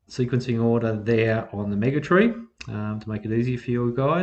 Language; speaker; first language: English; native; English